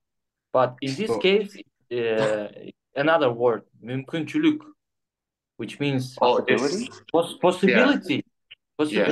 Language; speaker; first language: English; non-native, fluent; Kyrgyz